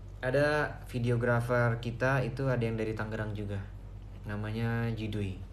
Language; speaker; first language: Indonesian; native; Indonesian